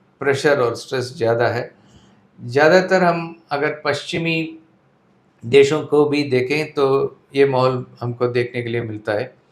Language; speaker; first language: Hindi; non-native, local second language; Tamil